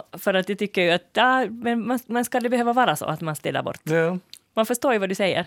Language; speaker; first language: Swedish; native; Swedish